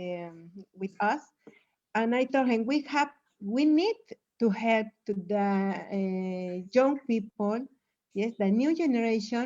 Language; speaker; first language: English; non-native, learner; Spanish